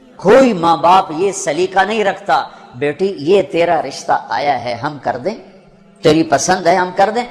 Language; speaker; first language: Urdu; non-native, local second language; Punjabi